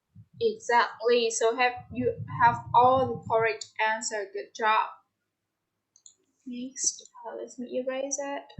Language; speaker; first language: English; non-native, fluent; Vietnamese